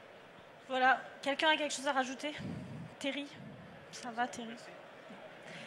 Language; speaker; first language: French; native; French